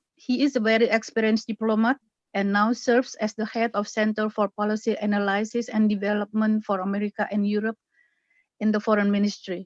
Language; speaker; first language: English; non-native, fluent; Indonesian